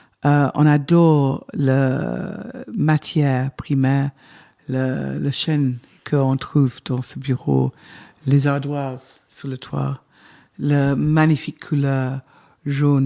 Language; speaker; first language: French; non-native, fluent; English